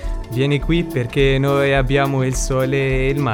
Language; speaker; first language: Italian; non-native, learner; Arabic